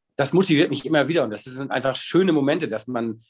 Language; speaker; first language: German; native; German